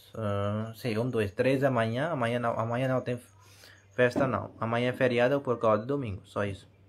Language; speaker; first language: Portuguese; non-native, learner; Hindi